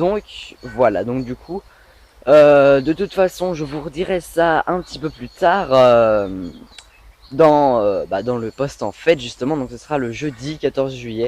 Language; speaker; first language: French; native; French